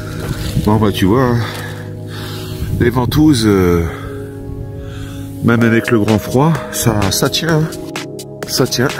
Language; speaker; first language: French; native; French